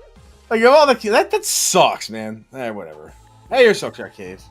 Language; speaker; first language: English; native; English